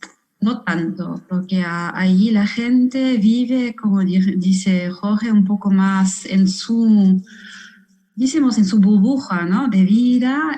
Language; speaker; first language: Spanish; non-native, fluent; German